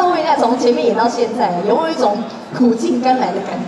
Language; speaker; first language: Chinese; native; Chinese